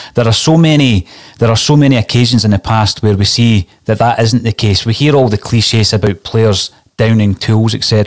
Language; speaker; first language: English; native; English